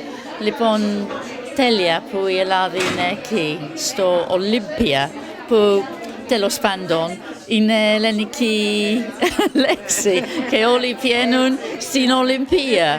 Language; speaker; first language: Greek; non-native, learner; English